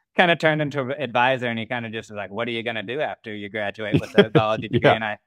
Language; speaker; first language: English; native; English